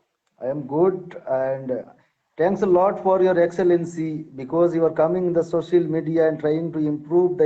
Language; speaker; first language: English; non-native, fluent; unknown